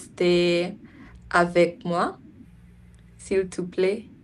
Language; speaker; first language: French; non-native, learner; English